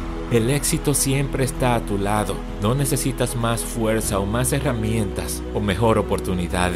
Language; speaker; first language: Spanish; native; Spanish